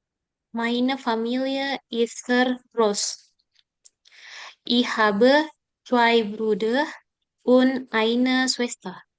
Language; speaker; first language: German; non-native, learner; Indonesian